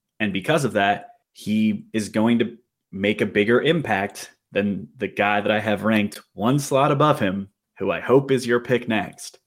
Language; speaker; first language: English; native; English